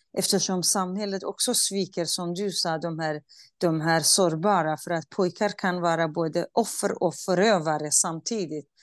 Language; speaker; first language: Swedish; non-native, fluent; Central Kurdish